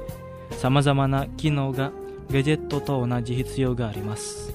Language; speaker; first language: Japanese; non-native, learner; Indonesian